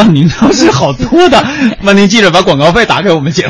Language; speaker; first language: Chinese; native; Chinese